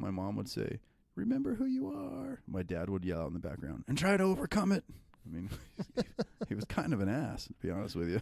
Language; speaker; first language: English; native; English